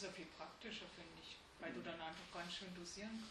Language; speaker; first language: German; native; German